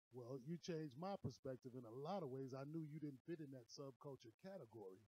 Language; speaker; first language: English; native; English